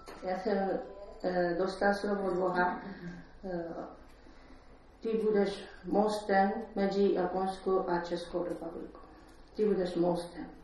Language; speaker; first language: Czech; non-native, learner; Japanese